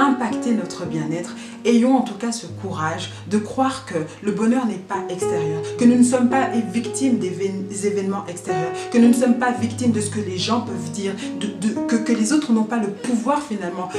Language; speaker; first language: French; native; French